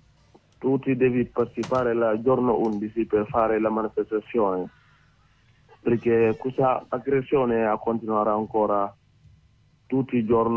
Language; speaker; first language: Italian; non-native, learner; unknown